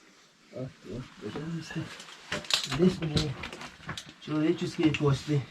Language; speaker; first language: Russian; non-native, local second language; Chechen